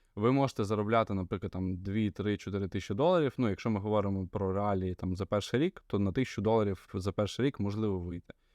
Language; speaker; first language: Ukrainian; non-native, local second language; Russian